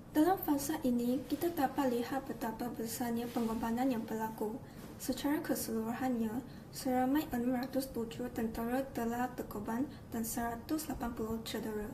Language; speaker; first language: Malay; native; Malay